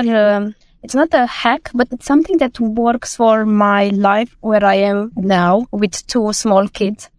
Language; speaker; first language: English; non-native, fluent; Romanian